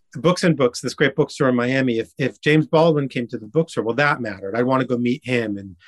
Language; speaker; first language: English; native; English